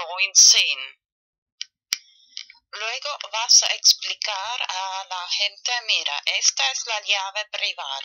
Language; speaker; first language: Spanish; non-native, fluent; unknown